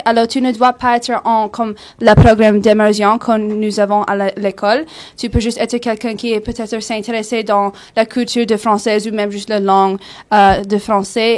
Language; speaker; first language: French; non-native, local second language; English